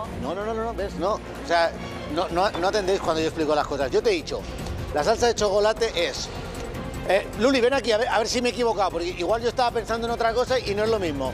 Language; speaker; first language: Spanish; native; Spanish